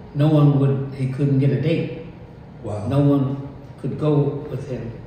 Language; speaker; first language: English; native; English